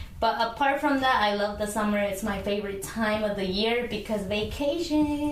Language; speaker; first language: English; early bilingual, other home language; Spanish